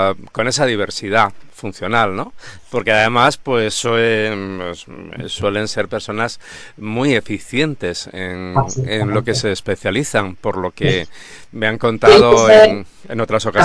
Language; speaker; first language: Spanish; native; Spanish